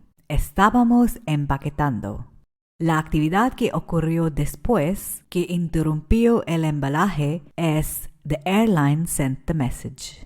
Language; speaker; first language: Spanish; non-native, fluent; English